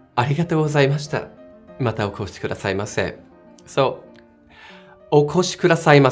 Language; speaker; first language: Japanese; non-native, fluent; English